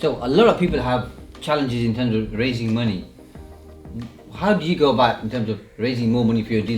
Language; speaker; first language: English; native; English